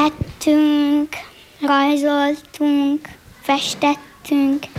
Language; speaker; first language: Hungarian; non-native, local second language; Slovenian